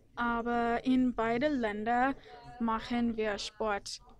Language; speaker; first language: German; non-native, fluent; English